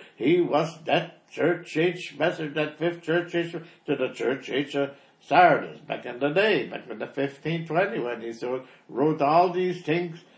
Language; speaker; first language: English; early bilingual, other home language; German